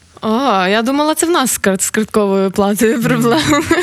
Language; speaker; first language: Ukrainian; native; Ukrainian